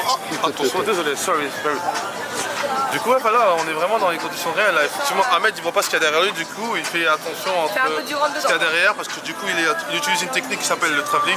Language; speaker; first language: French; native; French